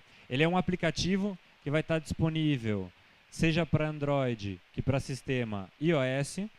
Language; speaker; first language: Portuguese; non-native, fluent; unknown